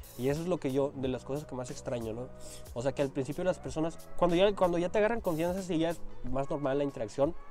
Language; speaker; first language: Spanish; native; Spanish